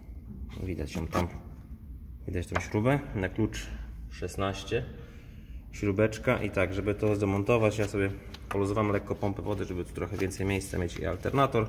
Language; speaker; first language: Polish; native; Polish